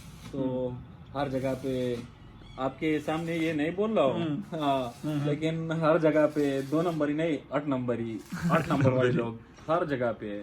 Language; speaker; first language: Hindi; non-native, local second language; Pashto